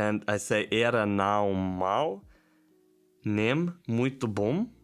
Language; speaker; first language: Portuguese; non-native, learner; German